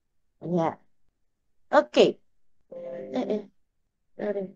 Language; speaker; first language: English; non-native, learner; Indonesian